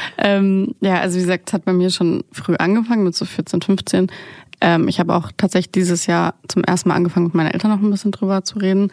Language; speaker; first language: German; early bilingual, other home language; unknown